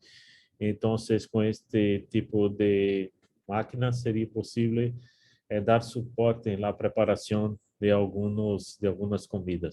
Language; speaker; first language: Spanish; non-native, learner; Portuguese